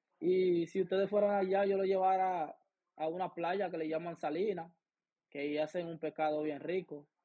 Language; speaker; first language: Spanish; native; Spanish